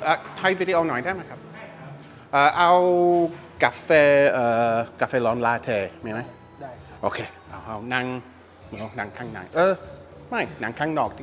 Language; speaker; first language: Thai; non-native, learner; English